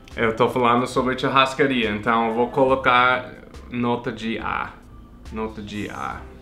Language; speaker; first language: Portuguese; non-native, fluent; English